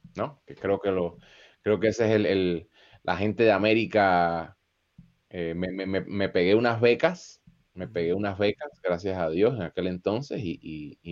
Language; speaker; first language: Spanish; native; Spanish